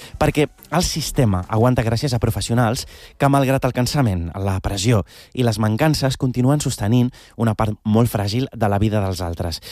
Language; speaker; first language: Catalan; early bilingual, other home language; Arabic